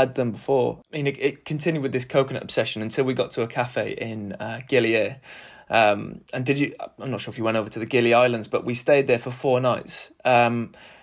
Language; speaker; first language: English; native; English